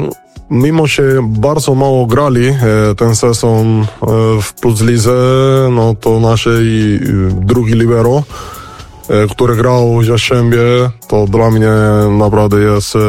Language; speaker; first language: Polish; non-native, fluent; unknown